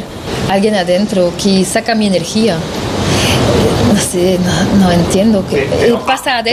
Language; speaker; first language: Spanish; non-native, learner; French